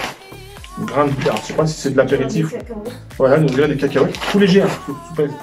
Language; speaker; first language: French; native; French